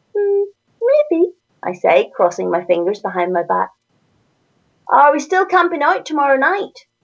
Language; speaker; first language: English; native; English